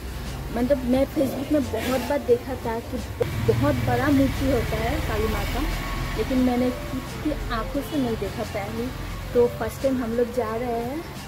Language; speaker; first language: Hindi; non-native, local second language; Bangla